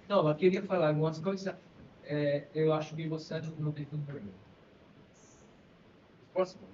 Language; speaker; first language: Portuguese; non-native, fluent; Italian